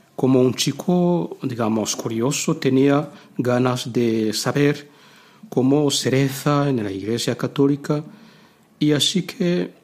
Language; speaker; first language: Spanish; non-native, fluent; Kinyarwanda